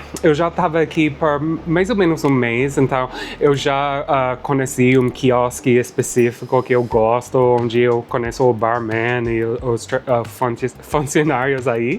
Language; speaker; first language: Portuguese; non-native, fluent; English